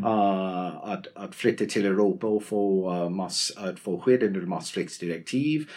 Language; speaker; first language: Swedish; non-native, fluent; English